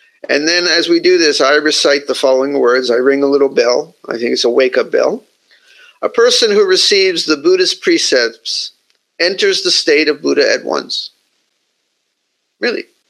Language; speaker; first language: English; native; English